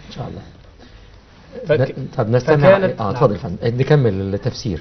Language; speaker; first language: Arabic; native; Arabic